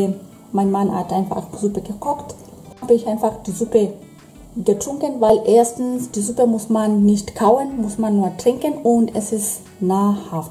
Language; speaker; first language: German; non-native, fluent; Swahili